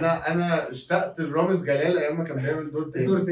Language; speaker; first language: Arabic; native; Arabic